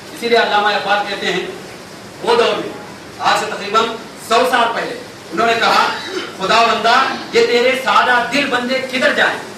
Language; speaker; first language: Urdu; native; Urdu